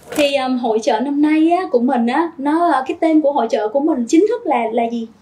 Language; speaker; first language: Vietnamese; early bilingual, heritage; Vietnamese